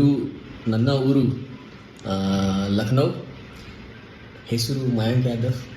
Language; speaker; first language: Kannada; non-native, learner; Hindi